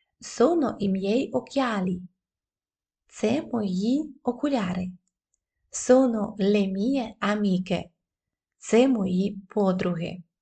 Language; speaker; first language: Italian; non-native, fluent; Ukrainian